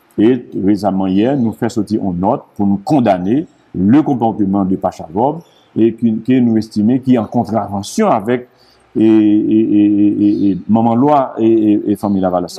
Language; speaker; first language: French; non-native, local second language; Haitian Creole